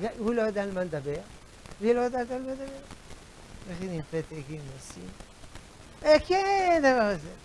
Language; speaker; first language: Hebrew; non-native, fluent; French